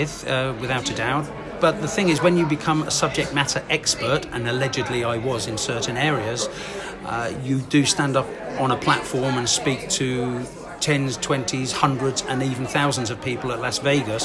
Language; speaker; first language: English; native; English